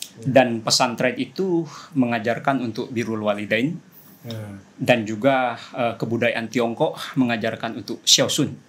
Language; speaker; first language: Indonesian; non-native, local second language; Madurese